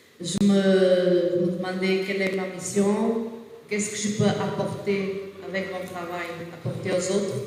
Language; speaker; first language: French; non-native, fluent; Portuguese